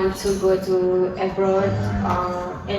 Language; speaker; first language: English; non-native, learner; Indonesian